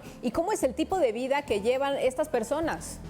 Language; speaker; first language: Spanish; native; Spanish